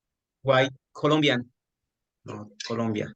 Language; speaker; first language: English; non-native, learner; Spanish